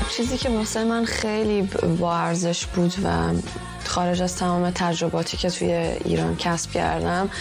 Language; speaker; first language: Persian; early bilingual, heritage; Persian